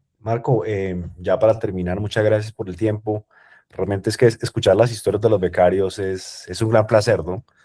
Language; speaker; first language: Spanish; native; Spanish